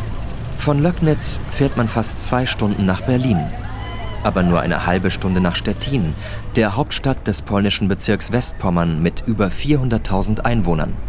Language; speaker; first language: German; native; German